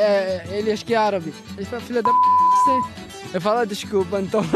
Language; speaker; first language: Portuguese; non-native, learner; Arabic